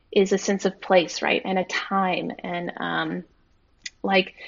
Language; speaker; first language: English; native; English